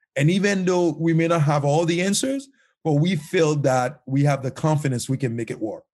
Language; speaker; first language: English; non-native, fluent; Haitian Creole